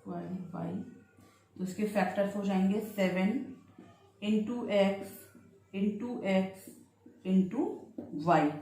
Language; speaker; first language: Hindi; native; Hindi